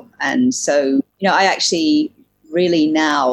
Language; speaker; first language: English; native; English